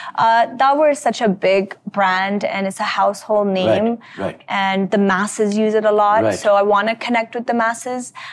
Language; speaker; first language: English; native; English